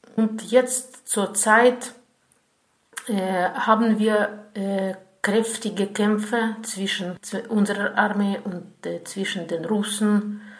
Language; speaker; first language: German; non-native, fluent; Russian